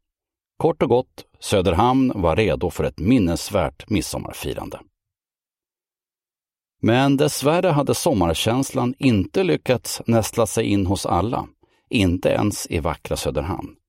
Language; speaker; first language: Swedish; native; Swedish